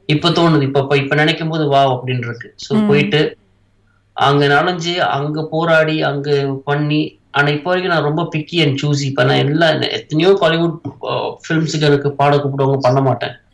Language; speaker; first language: Tamil; native; Tamil